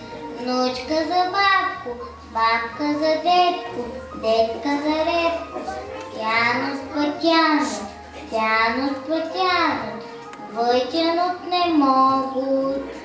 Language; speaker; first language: Russian; non-native, learner; Bulgarian